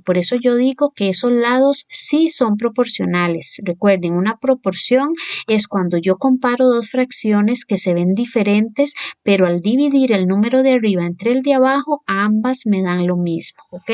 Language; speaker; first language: Spanish; native; Spanish